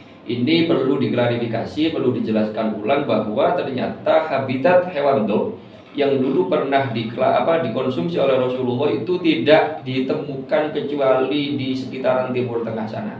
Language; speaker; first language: Indonesian; non-native, local second language; Javanese